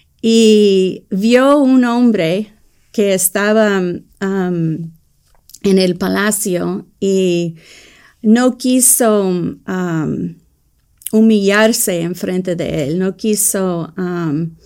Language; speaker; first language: Spanish; early bilingual, heritage; English